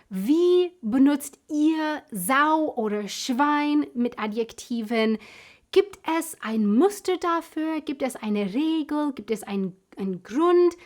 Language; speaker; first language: German; non-native, fluent; English